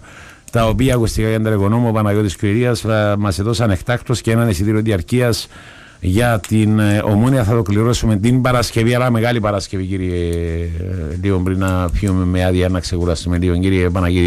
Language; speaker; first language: Greek; native; Greek